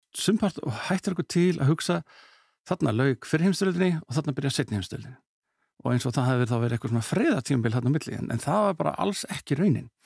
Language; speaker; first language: Icelandic; early bilingual, heritage; Icelandic